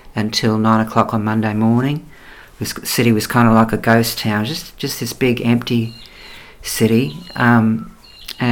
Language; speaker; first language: English; native; English